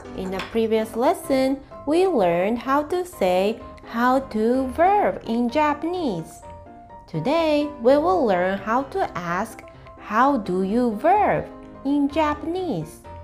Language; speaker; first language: English; non-native, fluent; Japanese